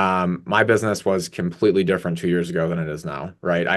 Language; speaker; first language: English; native; English